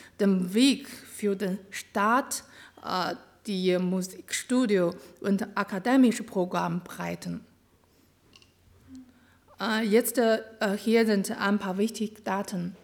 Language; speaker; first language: German; non-native, learner; Chinese